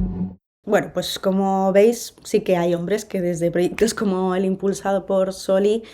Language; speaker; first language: Spanish; native; Spanish